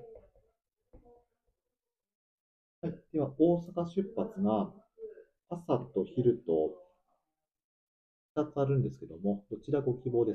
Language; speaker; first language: Japanese; native; Japanese